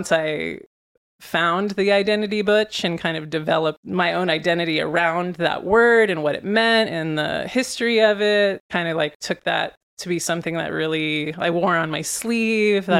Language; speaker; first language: English; native; English